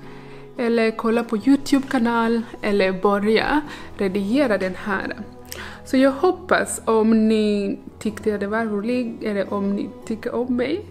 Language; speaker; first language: Swedish; non-native, learner; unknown